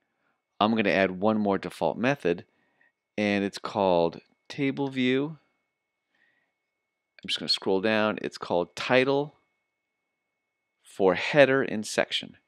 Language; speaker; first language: English; native; English